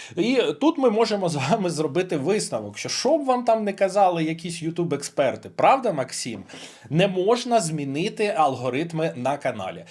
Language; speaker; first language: Ukrainian; non-native, local second language; Russian